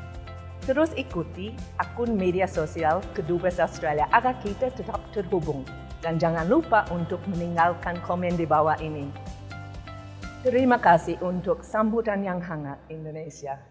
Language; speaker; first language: Indonesian; non-native, fluent; English